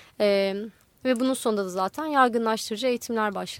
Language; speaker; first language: Turkish; native; Turkish